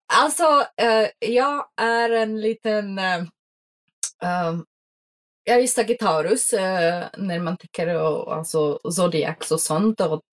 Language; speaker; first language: Swedish; non-native, fluent; Czech